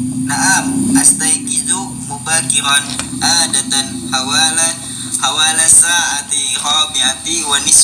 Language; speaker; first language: Arabic; non-native, learner; Indonesian